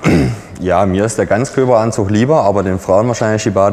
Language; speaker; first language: German; native; German